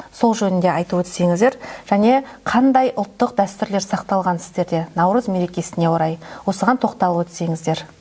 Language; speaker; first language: Kazakh; native; Kazakh